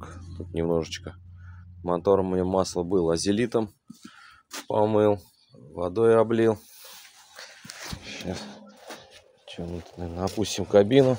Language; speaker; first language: Russian; native; Russian